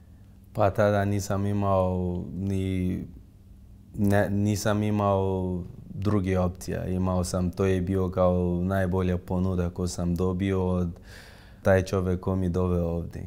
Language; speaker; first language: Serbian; non-native, fluent; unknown